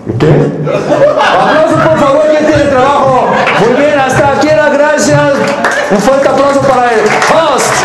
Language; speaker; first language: Spanish; non-native, learner; Korean